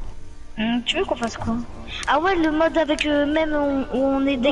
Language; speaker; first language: French; native; French